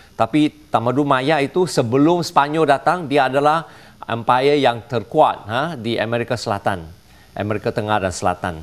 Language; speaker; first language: Malay; non-native, local second language; Chinese